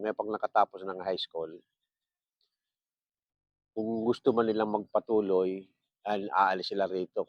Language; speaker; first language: Filipino; native; Filipino